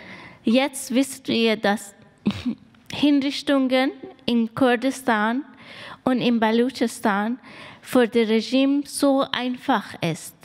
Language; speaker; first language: German; non-native, learner; Persian